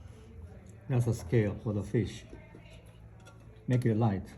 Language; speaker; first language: English; non-native, fluent; Chinese